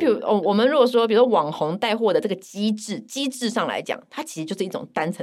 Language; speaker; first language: Chinese; native; Chinese